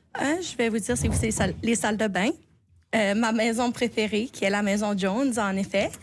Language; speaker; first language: French; native; French